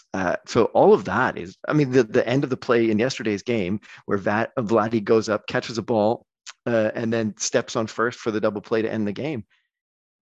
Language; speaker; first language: English; native; English